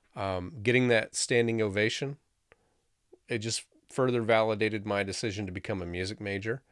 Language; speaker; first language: English; native; English